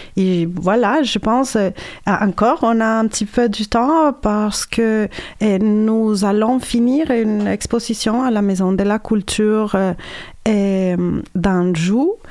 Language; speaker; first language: French; non-native, fluent; Spanish